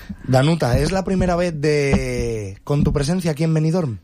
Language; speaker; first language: Spanish; native; Spanish